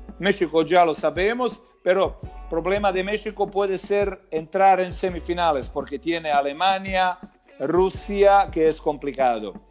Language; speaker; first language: Spanish; non-native, fluent; Croatian